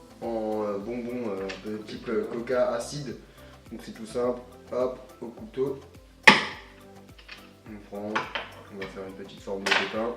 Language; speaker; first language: French; native; French